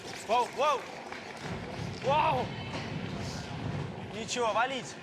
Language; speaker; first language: Russian; native; Russian